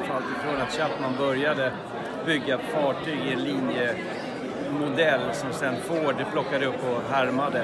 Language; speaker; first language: Swedish; native; Swedish